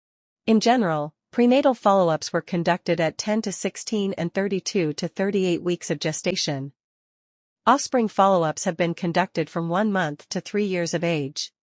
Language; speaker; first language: English; non-native, fluent; Chinese